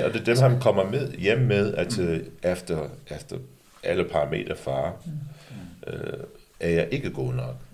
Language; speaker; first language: Danish; early bilingual, other home language; English